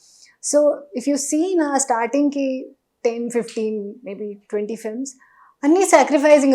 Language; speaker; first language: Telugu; non-native, local second language; Hindi